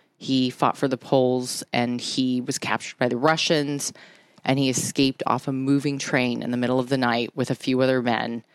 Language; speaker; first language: English; early bilingual, other home language; Japanese